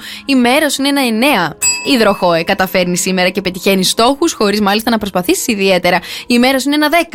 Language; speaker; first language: Greek; native; Greek